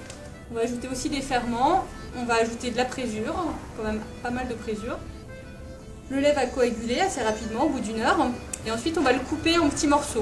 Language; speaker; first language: French; native; French